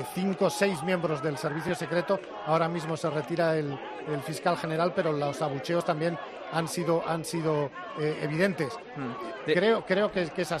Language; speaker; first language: Spanish; native; Spanish